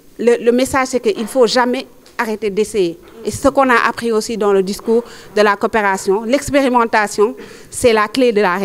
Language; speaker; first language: French; non-native, local second language; Wolof